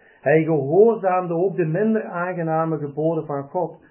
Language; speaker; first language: Dutch; native; Dutch